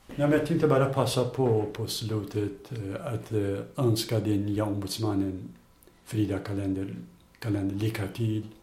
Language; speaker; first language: Swedish; non-native, fluent; Kurdish